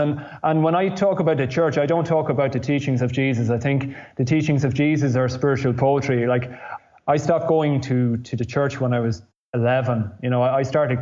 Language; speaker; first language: English; native; English